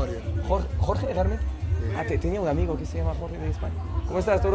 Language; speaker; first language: Spanish; non-native, learner; French